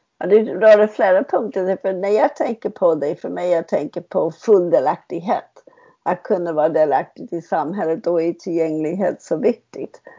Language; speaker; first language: Swedish; non-native, fluent; English